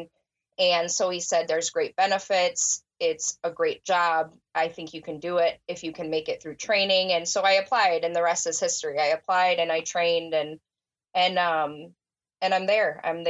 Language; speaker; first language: English; native; English